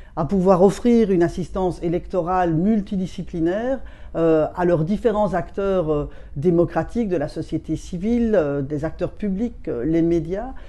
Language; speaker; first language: French; native; French